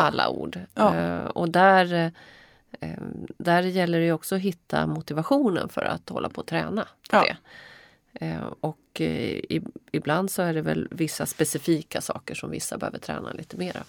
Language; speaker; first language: Swedish; native; Swedish